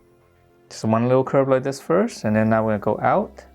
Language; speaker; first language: English; native; English